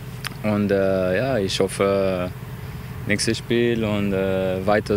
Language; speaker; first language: German; non-native, learner; French